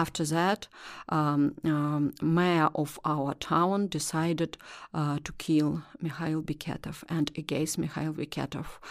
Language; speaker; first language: English; non-native, learner; Russian